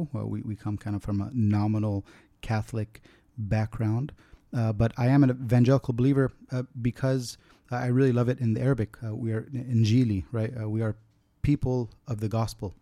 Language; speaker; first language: English; native; English